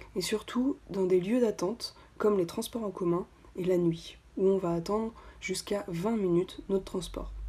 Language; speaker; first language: French; native; French